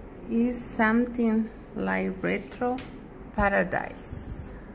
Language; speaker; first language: English; non-native, learner; Spanish